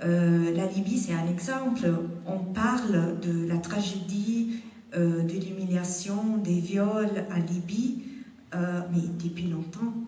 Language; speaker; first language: French; non-native, fluent; Italian